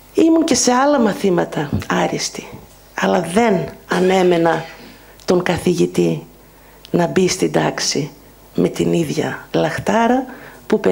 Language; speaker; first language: Greek; native; Greek